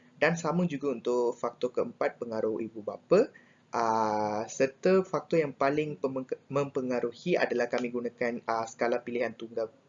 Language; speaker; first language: Malay; non-native, local second language; Tamil